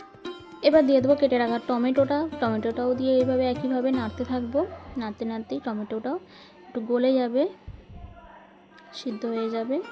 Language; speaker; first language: Bangla; native; Bangla